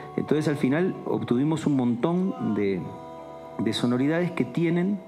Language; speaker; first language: Spanish; native; Spanish